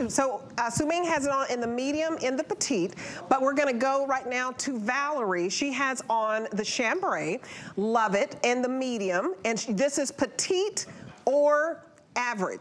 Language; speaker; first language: English; native; English